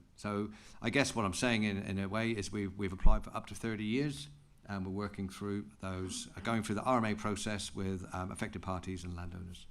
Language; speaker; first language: English; native; English